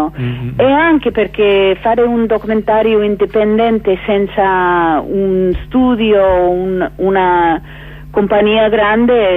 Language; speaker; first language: Italian; non-native, fluent; English